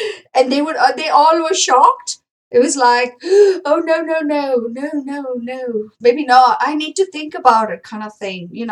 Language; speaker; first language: English; non-native, local second language; Marathi